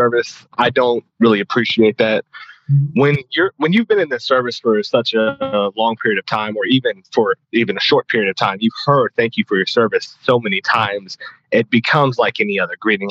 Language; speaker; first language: English; native; English